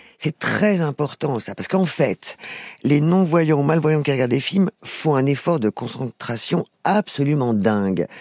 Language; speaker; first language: French; native; French